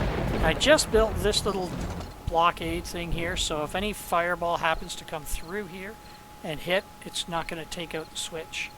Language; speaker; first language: English; native; English